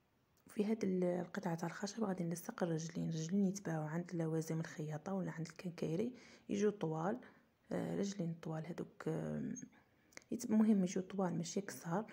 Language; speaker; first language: Arabic; native; Arabic